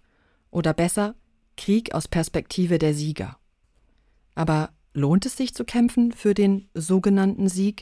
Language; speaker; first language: German; native; German